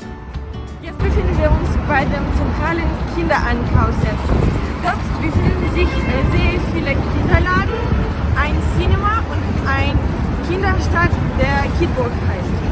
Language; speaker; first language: German; non-native, learner; Russian